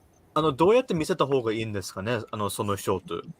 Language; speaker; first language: Japanese; early bilingual, heritage; Japanese